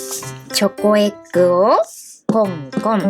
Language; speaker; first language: Japanese; native; Japanese